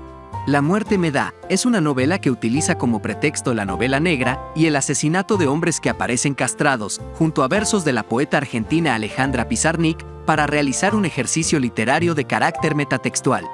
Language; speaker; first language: Spanish; native; Spanish